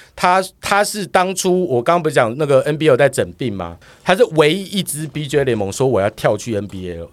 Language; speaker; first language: Chinese; native; Chinese